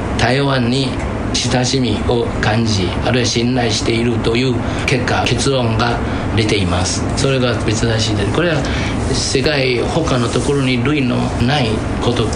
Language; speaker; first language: Japanese; non-native, fluent; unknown